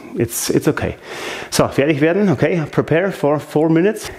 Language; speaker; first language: English; non-native, fluent; German